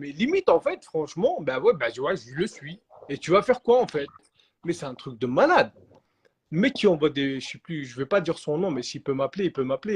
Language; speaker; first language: French; native; French